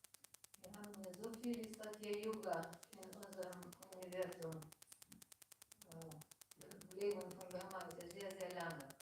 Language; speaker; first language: German; non-native, fluent; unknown